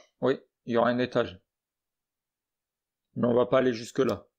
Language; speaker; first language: French; native; French